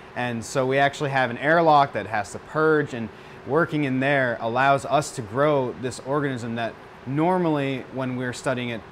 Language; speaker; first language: English; native; English